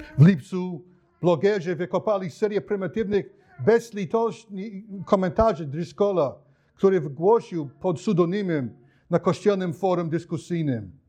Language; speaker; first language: Polish; non-native, fluent; English